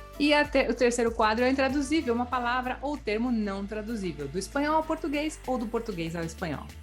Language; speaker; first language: Portuguese; native; Portuguese